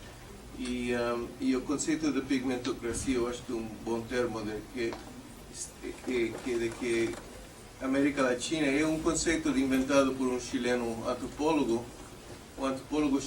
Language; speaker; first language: Portuguese; non-native, fluent; English